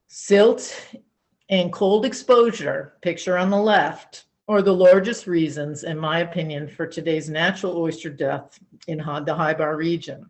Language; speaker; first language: English; native; English